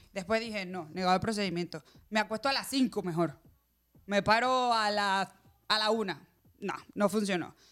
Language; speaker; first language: Spanish; native; Spanish